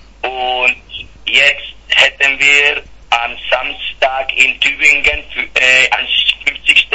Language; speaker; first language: German; non-native, fluent; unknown